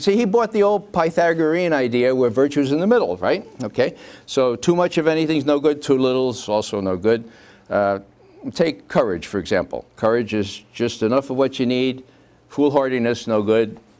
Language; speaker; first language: English; native; English